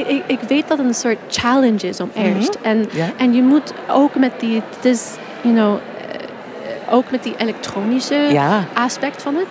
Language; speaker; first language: Dutch; non-native, fluent; English